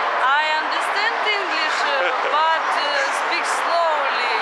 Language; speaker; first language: English; non-native, learner; Russian